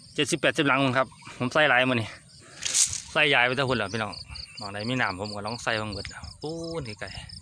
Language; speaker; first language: Thai; native; Thai